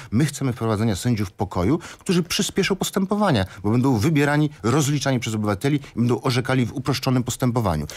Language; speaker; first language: Polish; native; Polish